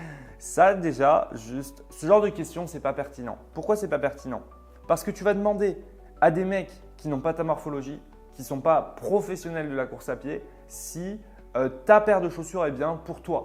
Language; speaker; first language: French; native; French